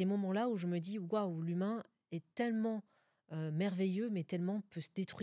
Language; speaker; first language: French; native; French